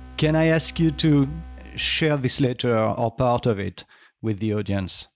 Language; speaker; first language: English; non-native, fluent; French